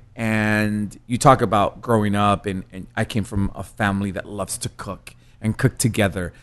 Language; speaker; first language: English; early bilingual, other home language; Spanish